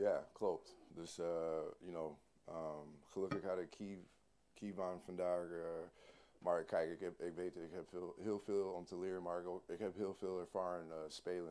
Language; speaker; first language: Dutch; non-native, learner; English